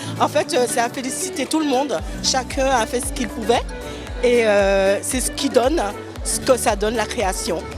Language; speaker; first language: French; native; French